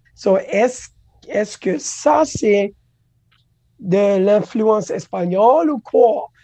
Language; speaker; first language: French; non-native, local second language; English